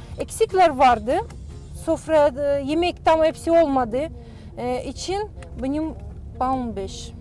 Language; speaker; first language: Turkish; non-native, learner; Swedish